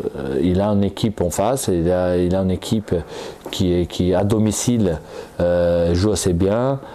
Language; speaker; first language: French; non-native, fluent; Portuguese